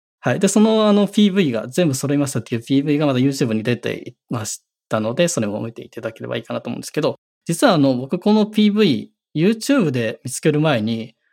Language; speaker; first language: Japanese; native; Japanese